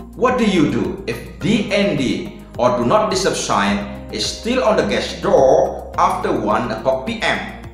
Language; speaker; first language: English; non-native, fluent; Indonesian